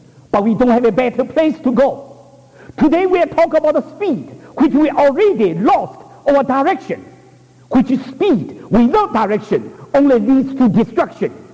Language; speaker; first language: English; non-native, fluent; Chinese